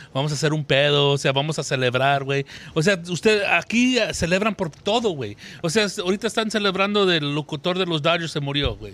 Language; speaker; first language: Spanish; native; Spanish